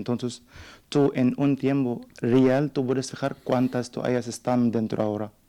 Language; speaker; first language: Spanish; non-native, learner; Arabic